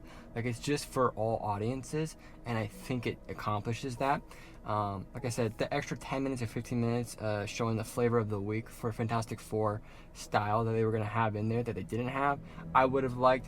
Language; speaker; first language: English; native; English